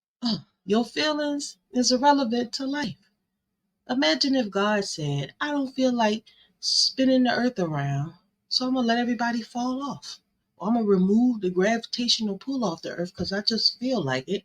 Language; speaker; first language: English; native; English